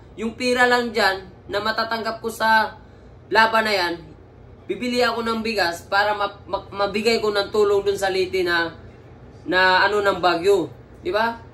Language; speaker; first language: Filipino; non-native, local second language; Cebuano